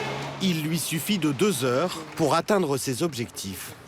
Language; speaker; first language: French; native; French